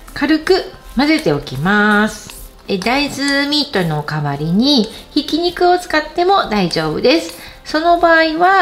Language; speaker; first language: Japanese; native; Japanese